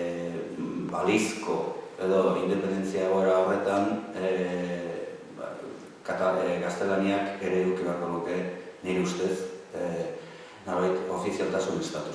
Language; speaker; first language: Basque; native; Basque